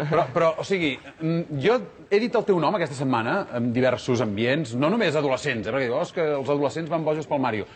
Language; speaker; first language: Catalan; native; Catalan